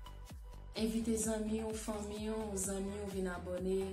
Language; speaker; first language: French; non-native, local second language; Haitian Creole